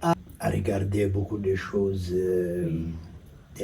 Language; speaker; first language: French; non-native, learner; Italian